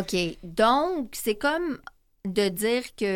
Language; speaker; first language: French; native; French